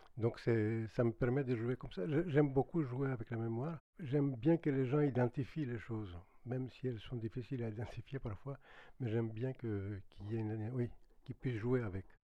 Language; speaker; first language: French; non-native, fluent; Greek